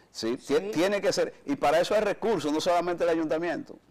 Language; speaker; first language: Spanish; native; Spanish